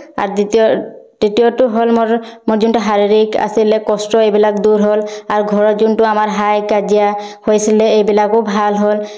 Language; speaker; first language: Assamese; non-native, local second language; Bodo